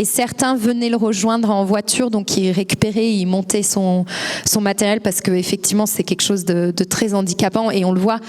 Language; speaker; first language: French; native; French